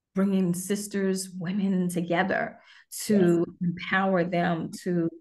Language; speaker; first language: English; native; English